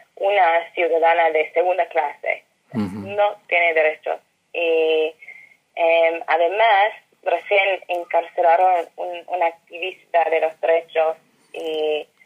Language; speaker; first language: Spanish; non-native, fluent; English